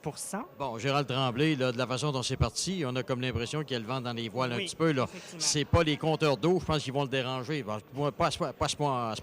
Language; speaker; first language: French; native; French